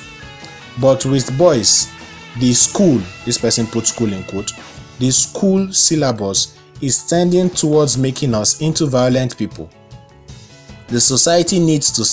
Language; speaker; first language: English; non-native, local second language; Igbo